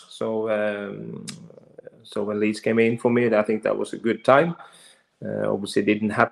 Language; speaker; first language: English; non-native, fluent; Norwegian